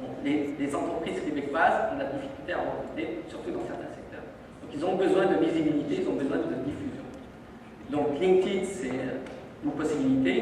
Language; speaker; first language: French; native; French